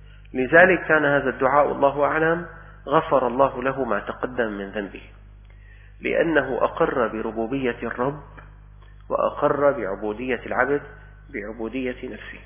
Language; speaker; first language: Arabic; native; Arabic